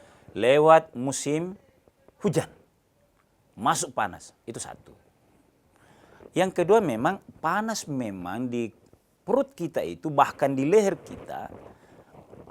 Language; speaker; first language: Indonesian; native; Indonesian